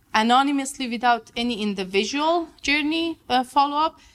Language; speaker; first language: English; non-native, fluent; Persian